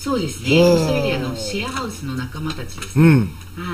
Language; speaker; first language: Japanese; native; Japanese